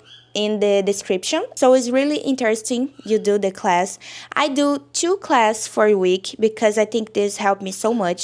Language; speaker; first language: English; non-native, learner; Portuguese